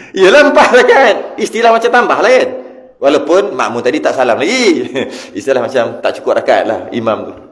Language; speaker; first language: Malay; native; Malay